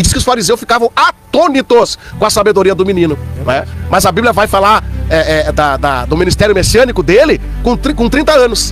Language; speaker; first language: Portuguese; native; Portuguese